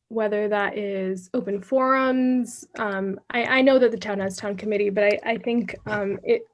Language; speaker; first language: English; native; English